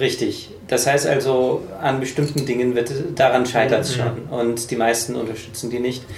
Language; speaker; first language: German; native; German